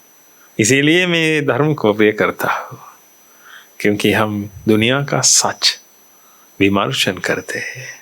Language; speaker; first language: Hindi; non-native, fluent; Sinhala